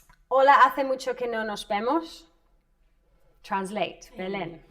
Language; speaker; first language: Spanish; non-native, fluent; English